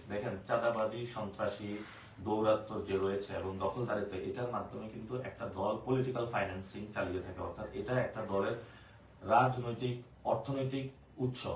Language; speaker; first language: Bangla; native; Bangla